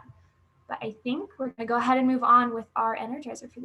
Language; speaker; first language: English; native; English